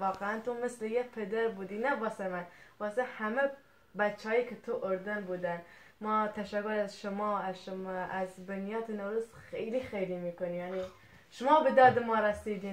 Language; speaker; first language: Persian; non-native, fluent; Kurdish